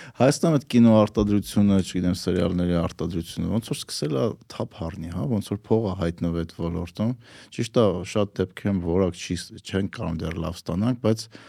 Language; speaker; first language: Armenian; native; Armenian